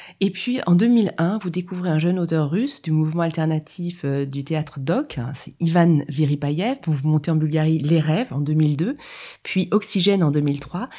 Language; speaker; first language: French; native; French